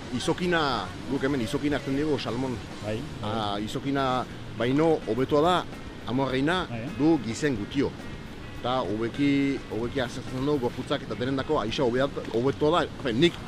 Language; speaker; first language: Basque; native; Basque